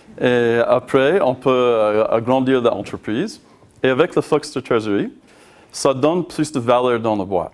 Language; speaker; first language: French; non-native, learner; English